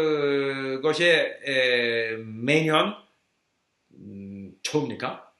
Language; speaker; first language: Korean; non-native, learner; English